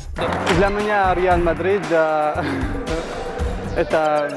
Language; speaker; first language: Russian; non-native, learner; Arabic